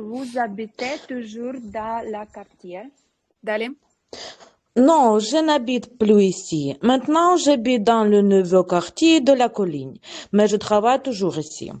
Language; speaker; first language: French; non-native, learner; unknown